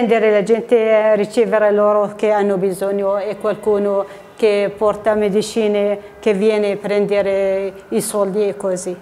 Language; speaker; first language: Italian; non-native, fluent; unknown